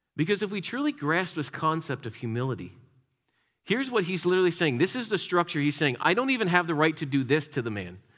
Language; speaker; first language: English; native; English